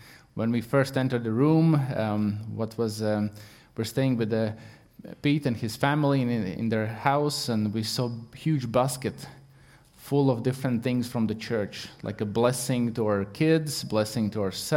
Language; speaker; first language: English; non-native, fluent; Latvian